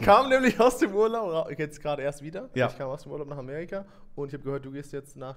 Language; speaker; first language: German; native; German